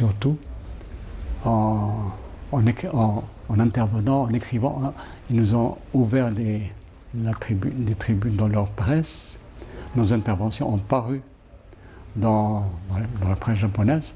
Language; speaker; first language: French; non-native, local second language; Arabic